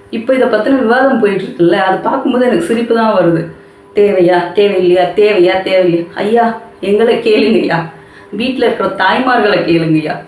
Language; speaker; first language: Tamil; non-native, local second language; Telugu